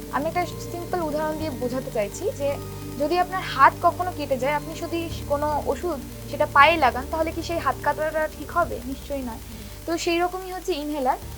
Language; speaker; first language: Bangla; native; Bangla